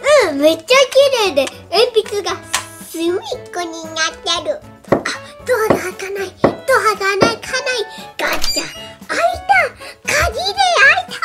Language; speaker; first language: Japanese; native; Japanese